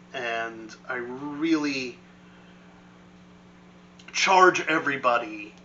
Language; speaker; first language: English; native; English